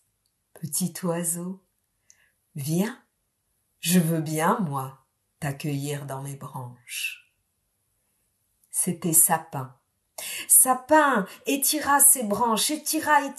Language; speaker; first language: French; native; French